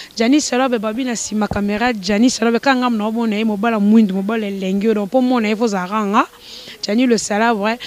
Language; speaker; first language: Lingala; native; Lingala